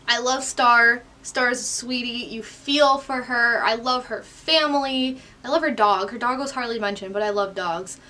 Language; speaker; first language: English; native; English